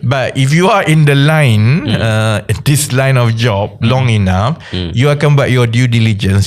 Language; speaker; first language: English; non-native, local second language; Malay